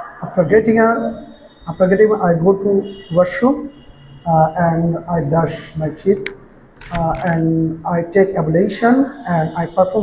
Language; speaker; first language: English; non-native, learner; Bangla